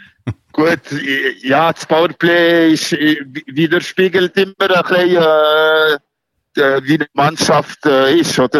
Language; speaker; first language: German; non-native, local second language; French